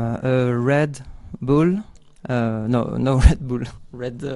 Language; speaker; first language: English; non-native, learner; French